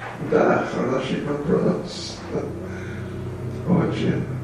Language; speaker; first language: Russian; non-native, learner; English